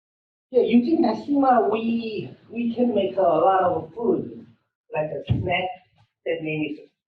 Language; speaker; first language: English; non-native, learner; Korean